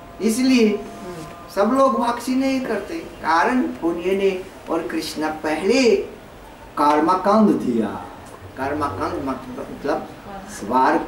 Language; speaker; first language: Hindi; non-native, learner; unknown